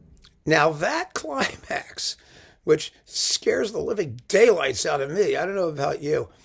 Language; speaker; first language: English; native; English